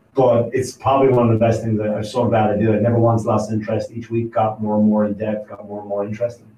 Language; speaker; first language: English; native; English